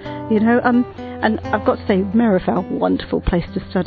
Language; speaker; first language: English; native; English